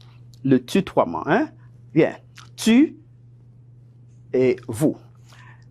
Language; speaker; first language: French; non-native, fluent; Spanish